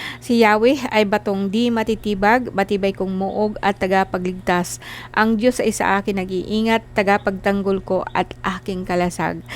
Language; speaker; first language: Filipino; non-native, local second language; Cebuano